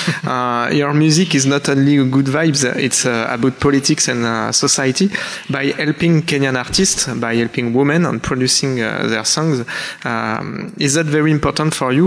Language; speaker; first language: English; non-native, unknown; French